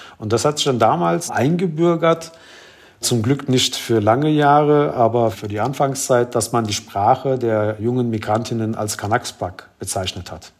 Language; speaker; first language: German; early bilingual, other home language; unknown